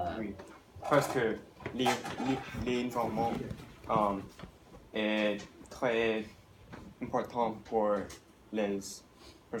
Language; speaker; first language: French; non-native, learner; English